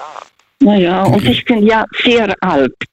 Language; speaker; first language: German; early bilingual, heritage; Russian